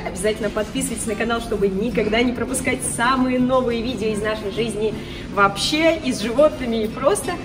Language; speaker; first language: Russian; native; Russian